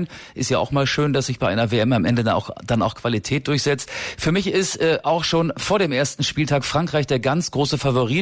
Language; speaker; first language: German; native; German